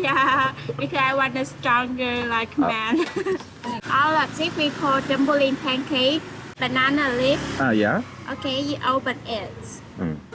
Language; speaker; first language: English; non-native, learner; Vietnamese